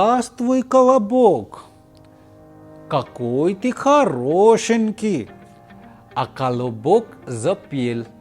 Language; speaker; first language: Russian; non-native, fluent; Hindi